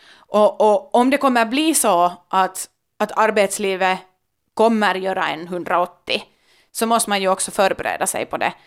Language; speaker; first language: Swedish; native; Swedish